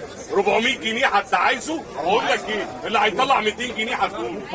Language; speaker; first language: Arabic; native; Arabic